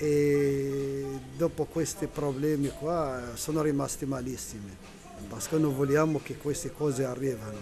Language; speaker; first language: Italian; non-native, learner; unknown